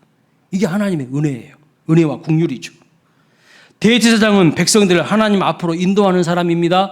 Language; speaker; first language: Korean; native; Korean